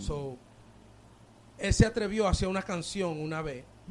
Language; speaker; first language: Spanish; early bilingual, heritage; Spanish